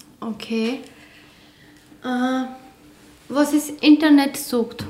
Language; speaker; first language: German; non-native, learner; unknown